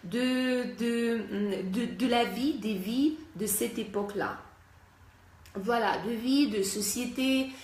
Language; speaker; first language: French; non-native, fluent; Russian